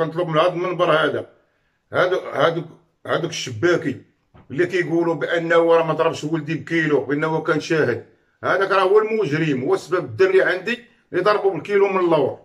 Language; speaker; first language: Arabic; native; Arabic